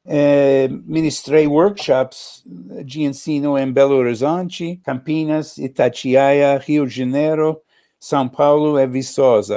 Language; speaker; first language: Portuguese; non-native, learner; English